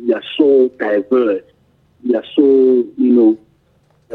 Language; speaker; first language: English; non-native, local second language; Tswana